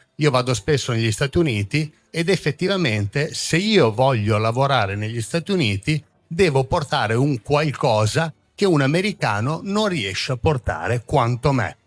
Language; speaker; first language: Italian; early bilingual, other home language; Croatian